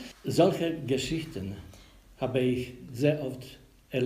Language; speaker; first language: German; non-native, learner; Polish